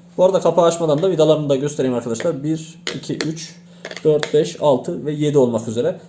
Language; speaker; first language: Turkish; native; Turkish